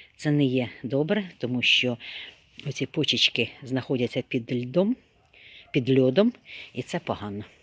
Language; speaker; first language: Ukrainian; non-native, local second language; Russian